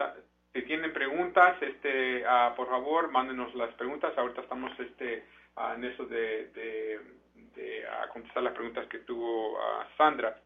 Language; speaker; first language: Spanish; early bilingual, heritage; Spanish